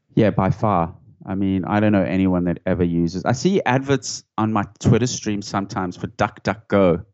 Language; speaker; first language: English; native; English